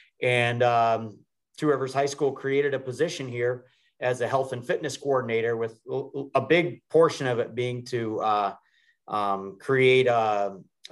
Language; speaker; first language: English; native; English